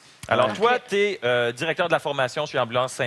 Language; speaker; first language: French; native; French